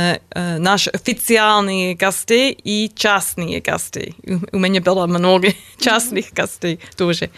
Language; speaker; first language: Russian; non-native, learner; English